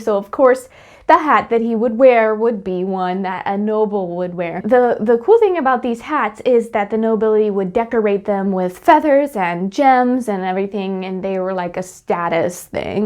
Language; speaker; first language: English; native; English